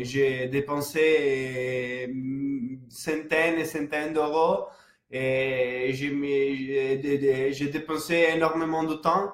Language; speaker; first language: French; non-native, fluent; Italian